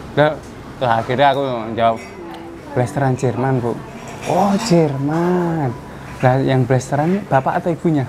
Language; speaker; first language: Indonesian; non-native, local second language; Javanese